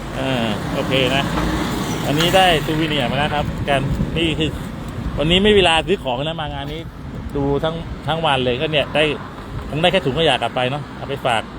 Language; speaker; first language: Thai; native; Thai